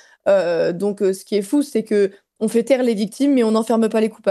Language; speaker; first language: French; native; French